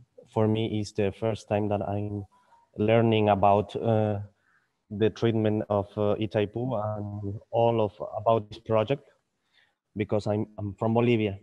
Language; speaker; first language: English; non-native, learner; Spanish